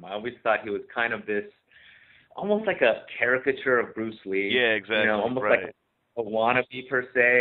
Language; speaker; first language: English; native; English